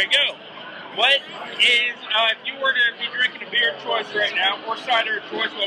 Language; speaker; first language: English; native; English